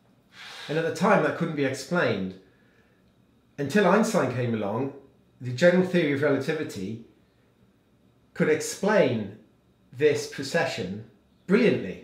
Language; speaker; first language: English; native; English